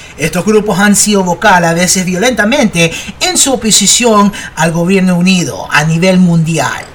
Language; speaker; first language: Spanish; early bilingual, heritage; Spanish